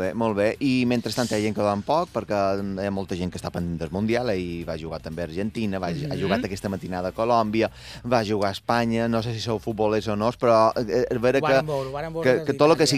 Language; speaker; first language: Catalan; native; Catalan